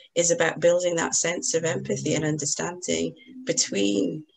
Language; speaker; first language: English; native; English